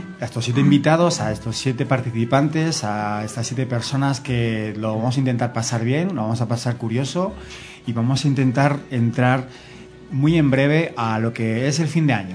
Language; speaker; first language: Spanish; native; Spanish